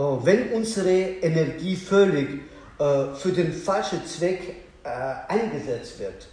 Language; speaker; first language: German; non-native, learner; Azerbaijani